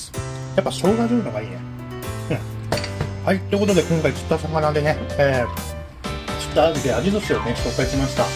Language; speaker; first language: Japanese; native; Japanese